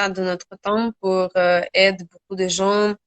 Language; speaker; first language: French; non-native, learner; Russian